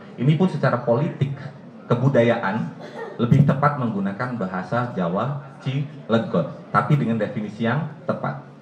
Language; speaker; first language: Indonesian; non-native, local second language; Javanese